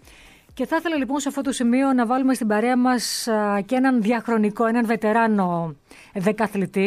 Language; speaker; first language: Greek; native; Greek